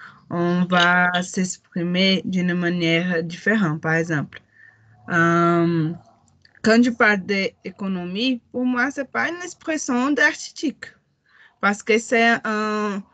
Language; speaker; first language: French; non-native, learner; Portuguese